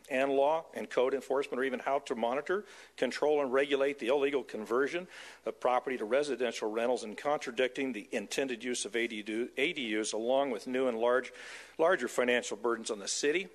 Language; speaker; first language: English; native; English